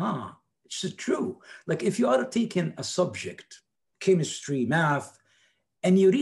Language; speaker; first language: English; non-native, fluent; Arabic